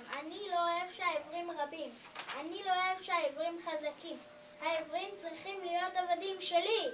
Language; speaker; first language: Hebrew; non-native, learner; English